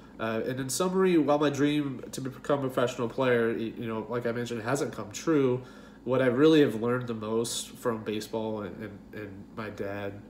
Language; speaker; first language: English; native; English